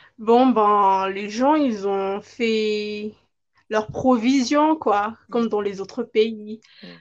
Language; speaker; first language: French; non-native, local second language; Malagasy